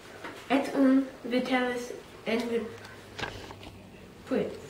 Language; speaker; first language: French; non-native, learner; English